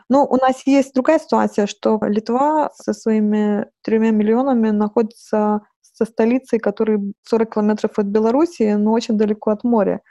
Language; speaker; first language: Russian; non-native, fluent; Lithuanian